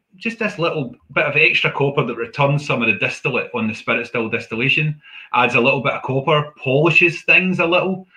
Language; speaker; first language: English; native; English